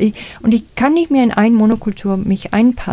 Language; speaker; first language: German; non-native, fluent; Danish